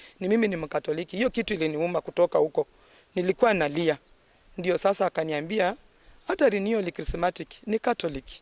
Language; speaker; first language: Swahili; non-native, local second language; Luyia